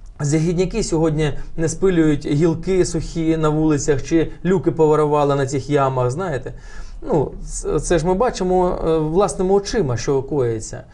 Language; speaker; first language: Ukrainian; non-native, local second language; Russian